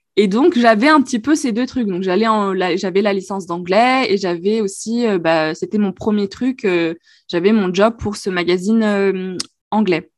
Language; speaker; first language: French; non-native, local second language; Arabic